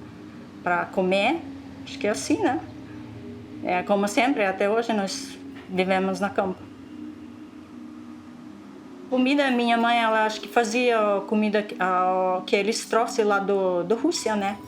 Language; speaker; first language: Portuguese; non-native, local second language; Russian